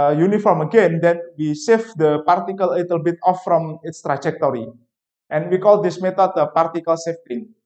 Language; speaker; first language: English; non-native, fluent; Indonesian